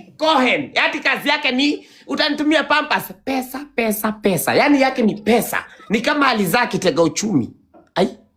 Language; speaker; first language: Swahili; non-native, local second language; Kikuyu